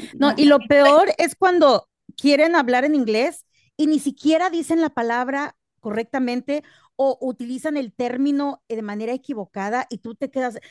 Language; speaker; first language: Spanish; early bilingual, heritage; Spanish